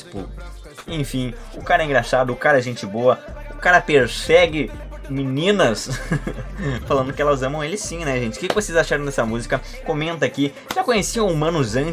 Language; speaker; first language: Portuguese; native; Portuguese